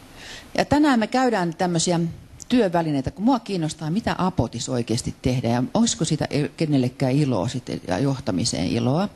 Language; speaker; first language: Finnish; native; Finnish